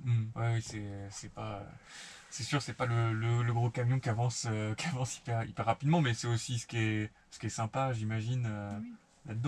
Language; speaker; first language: French; native; French